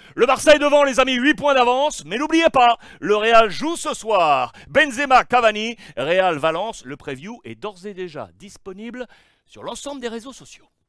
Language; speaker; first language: French; native; French